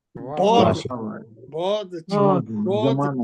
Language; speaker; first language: Hindi; non-native, local second language; Punjabi